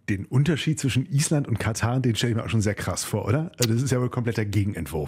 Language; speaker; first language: German; native; German